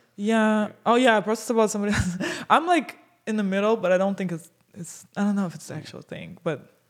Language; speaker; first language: English; non-native, fluent; Russian